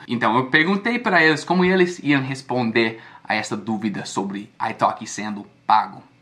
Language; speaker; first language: Portuguese; non-native, fluent; English